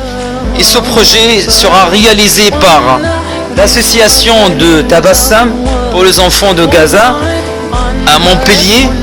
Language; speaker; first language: French; non-native, fluent; Arabic